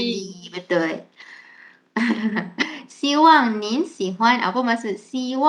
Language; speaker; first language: Chinese; non-native, fluent; Malay